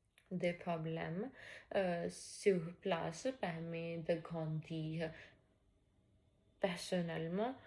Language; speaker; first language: French; non-native, learner; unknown